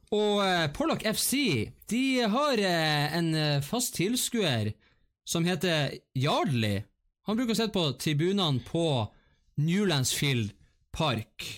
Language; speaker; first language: Norwegian; native; Norwegian